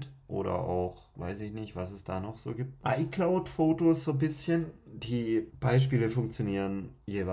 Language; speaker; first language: German; native; German